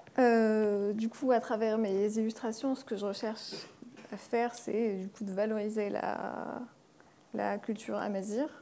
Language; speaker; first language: French; non-native, local second language; Kabyle